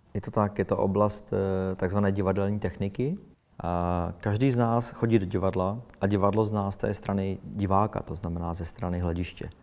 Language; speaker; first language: Czech; native; Czech